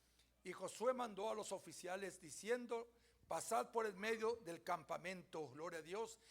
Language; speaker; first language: Spanish; native; Spanish